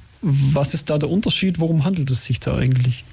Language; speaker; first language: German; native; German